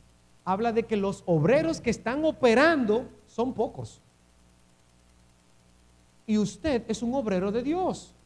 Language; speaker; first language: Spanish; native; Spanish